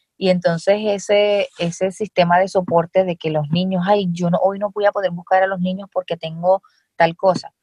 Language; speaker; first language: Spanish; native; Spanish